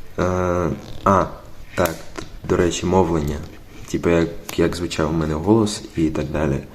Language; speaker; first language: Ukrainian; native; Ukrainian